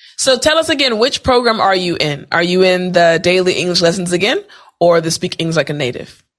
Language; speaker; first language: English; native; English